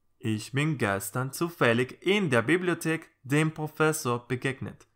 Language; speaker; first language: German; non-native, fluent; Spanish